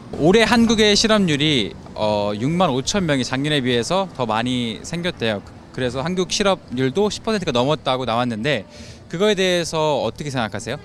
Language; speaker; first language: Korean; native; Korean